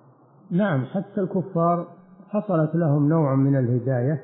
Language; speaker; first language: Arabic; native; Arabic